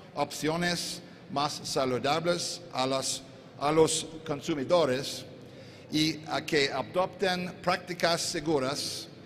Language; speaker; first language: Spanish; non-native, fluent; English